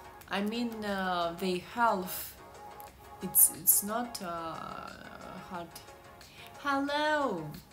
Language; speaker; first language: English; non-native, learner; Russian